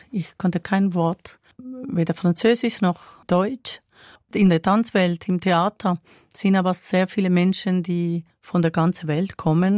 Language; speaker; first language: German; non-native, fluent; Spanish